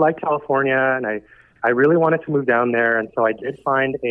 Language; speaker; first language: English; native; English